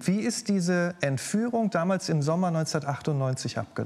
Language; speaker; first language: German; native; German